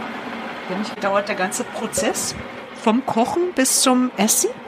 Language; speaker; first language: German; native; German